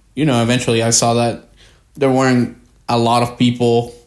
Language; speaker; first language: English; early bilingual, other home language; Spanish